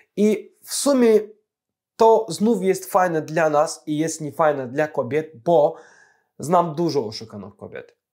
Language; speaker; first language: Polish; non-native, fluent; Azerbaijani